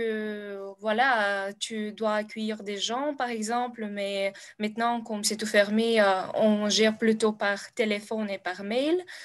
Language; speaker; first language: French; non-native, fluent; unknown